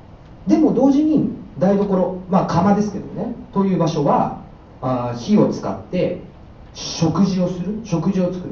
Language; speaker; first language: Japanese; native; Japanese